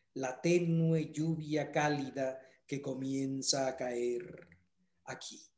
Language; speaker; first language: Spanish; native; Spanish